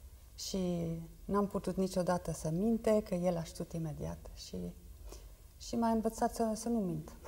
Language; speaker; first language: Romanian; non-native, fluent; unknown